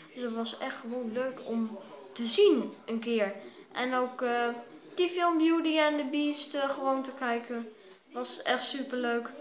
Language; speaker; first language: Dutch; native; Dutch